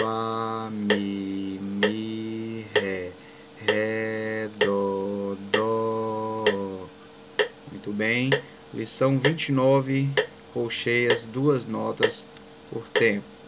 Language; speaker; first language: Portuguese; native; Portuguese